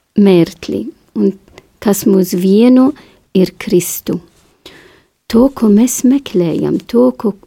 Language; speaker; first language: Latvian; non-native, fluent; Maltese